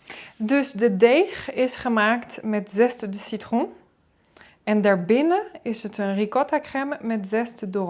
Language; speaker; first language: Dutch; non-native, fluent; French